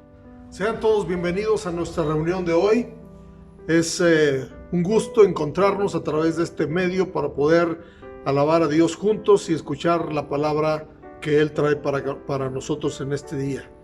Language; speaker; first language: Spanish; native; Spanish